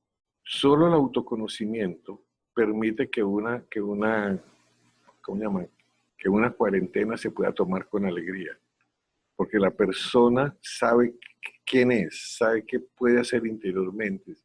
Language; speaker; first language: Spanish; native; Spanish